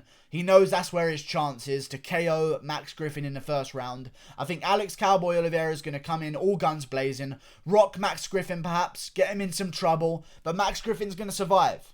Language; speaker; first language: English; native; English